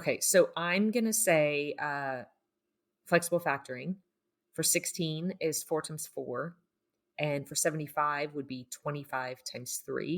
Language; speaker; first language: English; native; English